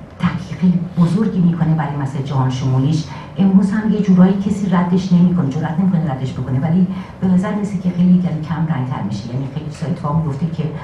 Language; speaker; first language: Persian; native; Persian